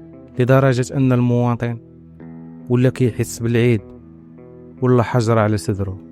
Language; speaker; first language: Arabic; native; Arabic